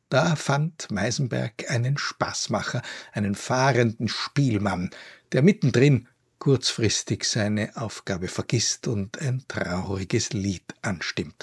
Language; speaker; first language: German; native; German